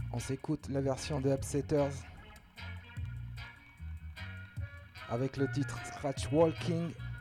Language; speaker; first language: French; native; French